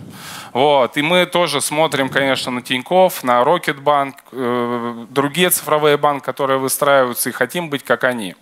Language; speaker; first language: Russian; native; Russian